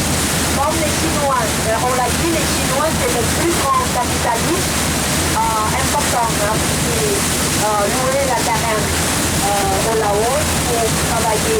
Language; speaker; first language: French; non-native, learner; Thai